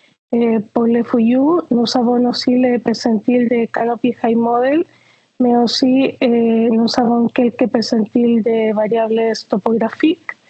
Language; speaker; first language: French; non-native, fluent; Spanish